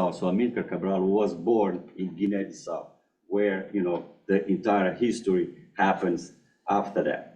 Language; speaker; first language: English; non-native, fluent; Portuguese